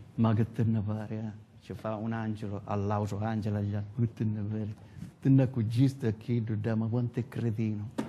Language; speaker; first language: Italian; native; Italian